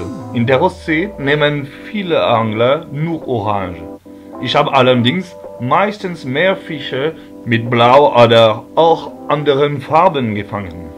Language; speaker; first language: German; non-native, fluent; French